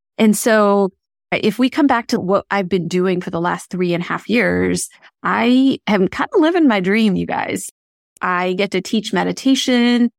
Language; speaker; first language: English; early bilingual, other home language; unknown